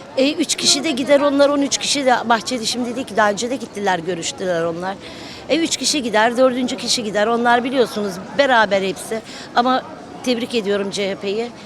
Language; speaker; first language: Turkish; native; Turkish